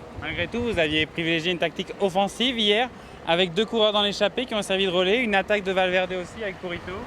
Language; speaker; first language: French; native; French